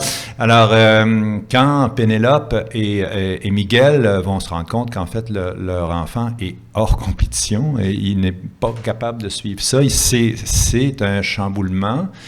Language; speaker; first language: French; native; French